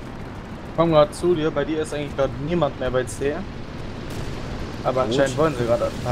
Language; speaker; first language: German; native; German